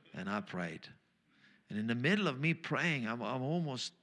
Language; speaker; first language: English; non-native, fluent; German